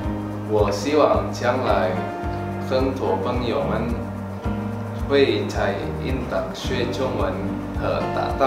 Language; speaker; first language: Chinese; non-native, learner; Indonesian